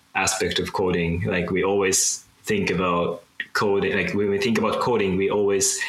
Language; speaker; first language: English; non-native, fluent; Japanese